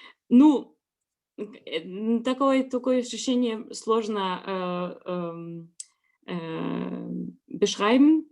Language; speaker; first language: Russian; non-native, learner; Georgian